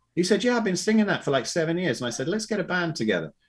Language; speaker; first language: English; native; English